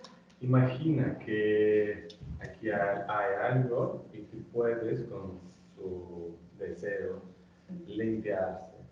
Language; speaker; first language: Spanish; non-native, learner; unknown